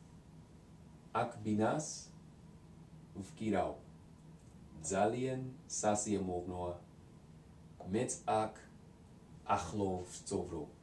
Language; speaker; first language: Georgian; non-native, learner; English